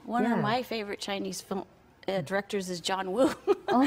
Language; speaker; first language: English; native; English